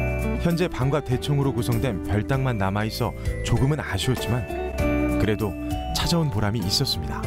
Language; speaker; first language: Korean; native; Korean